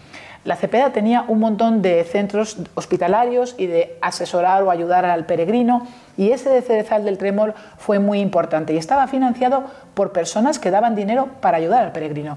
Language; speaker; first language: Spanish; native; Spanish